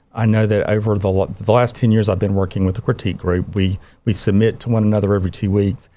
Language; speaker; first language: English; native; English